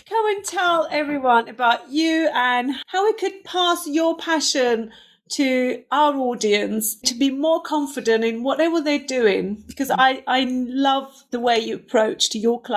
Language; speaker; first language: English; non-native, fluent; Turkish